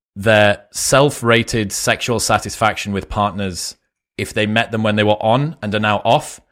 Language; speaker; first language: English; native; English